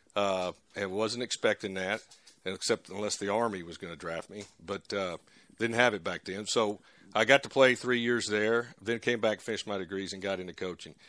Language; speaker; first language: English; native; English